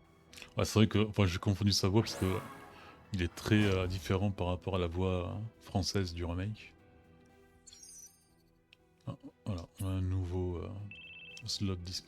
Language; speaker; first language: French; native; French